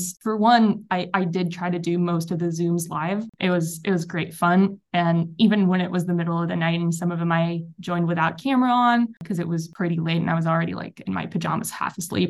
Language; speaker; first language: English; non-native, fluent; Hebrew